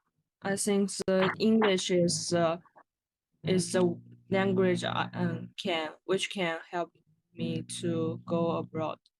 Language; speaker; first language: English; non-native, learner; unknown